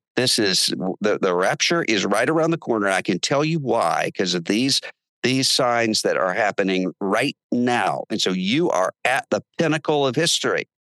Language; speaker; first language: English; native; English